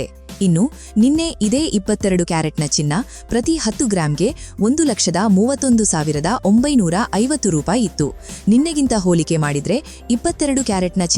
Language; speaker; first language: Kannada; native; Kannada